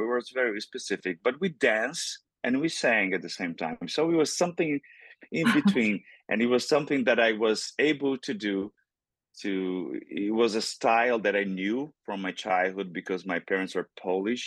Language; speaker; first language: English; non-native, fluent; Portuguese